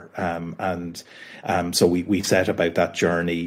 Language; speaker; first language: English; native; English